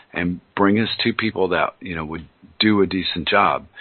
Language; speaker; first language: English; native; English